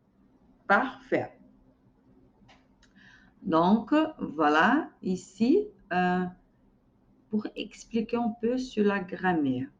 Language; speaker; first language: French; non-native, fluent; Portuguese